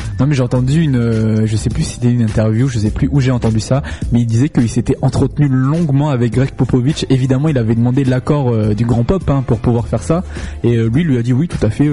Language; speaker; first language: French; native; French